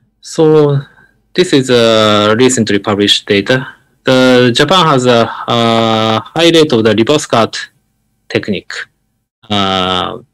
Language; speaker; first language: English; non-native, learner; Japanese